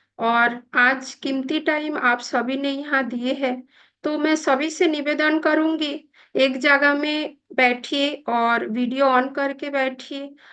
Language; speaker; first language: Hindi; non-native, local second language; Bangla